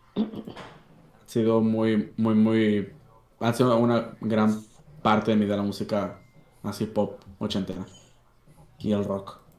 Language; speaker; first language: Spanish; native; Spanish